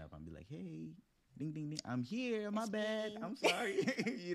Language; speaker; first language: English; non-native, local second language; Yoruba